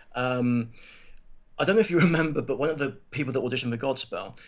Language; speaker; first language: English; native; English